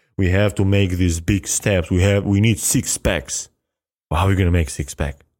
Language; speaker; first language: English; non-native, fluent; Albanian